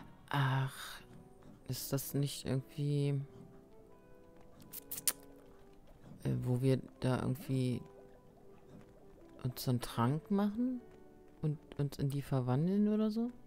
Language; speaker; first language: German; native; German